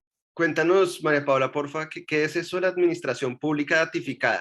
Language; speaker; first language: Spanish; native; Spanish